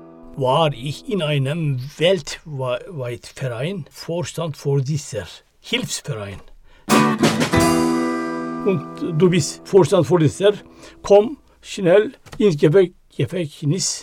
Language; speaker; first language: German; non-native, learner; Turkish